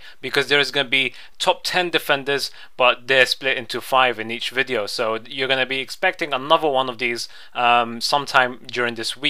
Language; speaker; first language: English; native; English